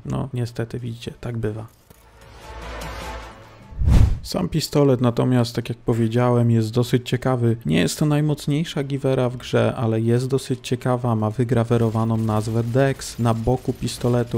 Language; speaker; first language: Polish; native; Polish